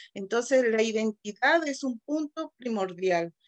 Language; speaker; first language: Spanish; native; Spanish